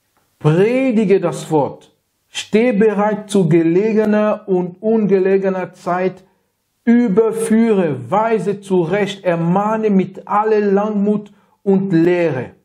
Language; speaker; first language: German; non-native, learner; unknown